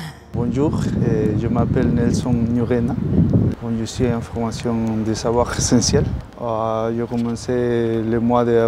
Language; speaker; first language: French; non-native, learner; Spanish